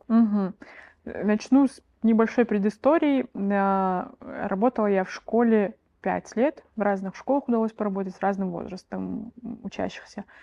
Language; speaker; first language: Russian; native; Russian